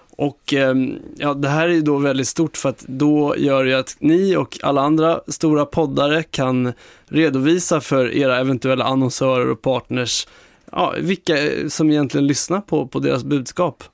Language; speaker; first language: Swedish; native; Swedish